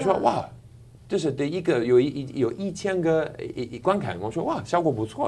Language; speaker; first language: Chinese; non-native, fluent; English